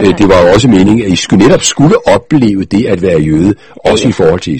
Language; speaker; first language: Danish; native; Danish